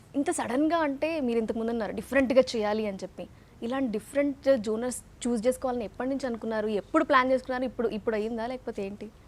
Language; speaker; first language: Telugu; native; Telugu